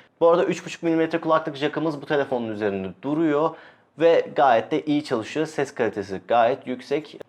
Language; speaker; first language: Turkish; native; Turkish